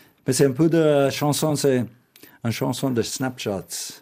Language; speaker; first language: French; non-native, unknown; English